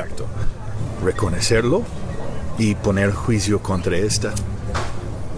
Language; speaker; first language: Spanish; non-native, learner; English